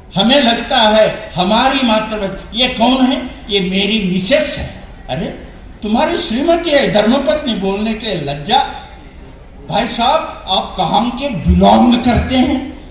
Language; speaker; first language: Hindi; non-native, local second language; Konkani